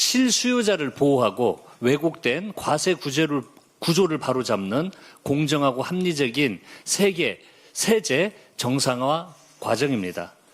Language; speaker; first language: Korean; native; Korean